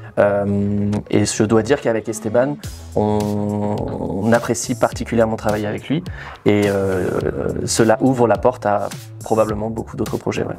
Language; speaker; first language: French; native; French